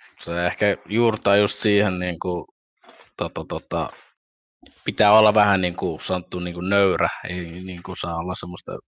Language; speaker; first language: Finnish; early bilingual, other home language; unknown